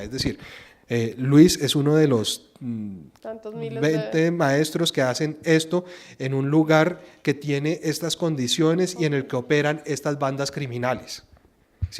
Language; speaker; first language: Spanish; native; Spanish